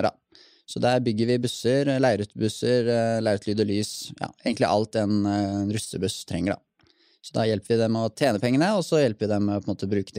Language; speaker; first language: Norwegian; native; Norwegian